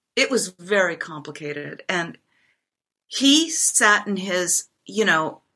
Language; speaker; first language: English; non-native, fluent; Japanese